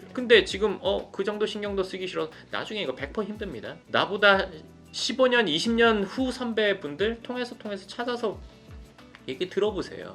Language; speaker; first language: Korean; native; Korean